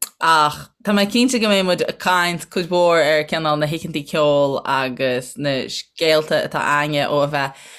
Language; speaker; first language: Irish; native; Irish